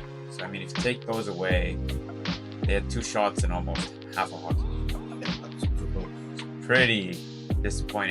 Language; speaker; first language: English; native; English